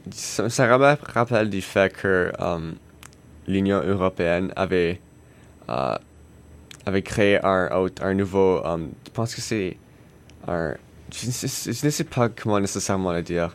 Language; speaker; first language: French; non-native, learner; English